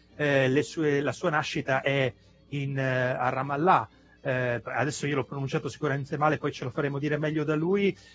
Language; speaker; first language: Italian; native; Italian